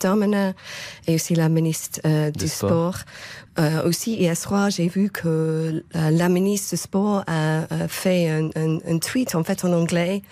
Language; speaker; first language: French; non-native, fluent; English